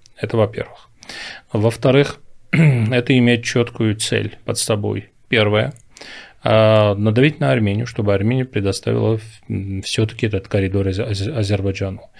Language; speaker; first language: Russian; non-native, local second language; Armenian